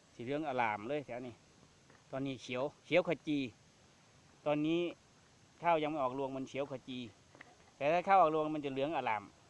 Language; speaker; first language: Thai; native; Thai